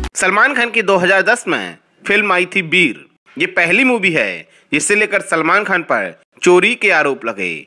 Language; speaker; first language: Hindi; native; Hindi